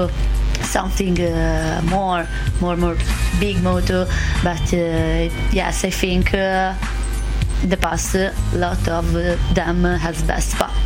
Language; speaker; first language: English; non-native, learner; Italian